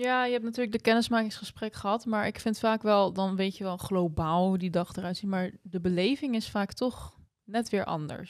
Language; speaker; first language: Dutch; native; Dutch